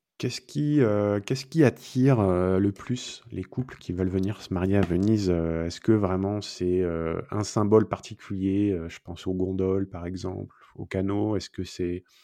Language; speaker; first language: French; native; French